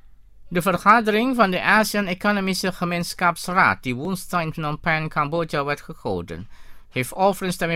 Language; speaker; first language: Dutch; non-native, fluent; Indonesian